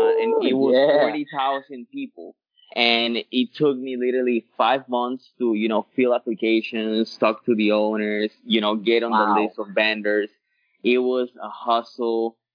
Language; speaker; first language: English; early bilingual, other home language; Spanish